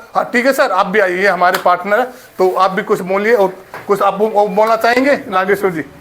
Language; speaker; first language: Hindi; native; Hindi